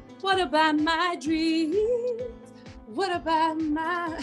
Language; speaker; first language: English; non-native, fluent; Hungarian